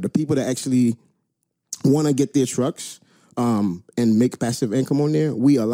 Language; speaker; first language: English; non-native, fluent; Haitian Creole